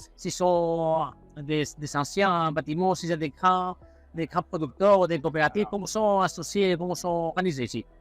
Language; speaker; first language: French; non-native, fluent; Spanish